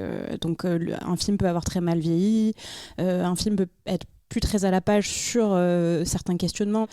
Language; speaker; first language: French; native; French